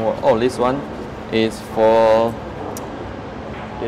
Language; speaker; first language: English; non-native, learner; Chinese